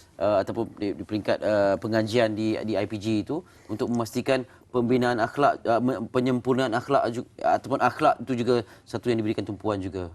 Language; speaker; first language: Malay; native; Malay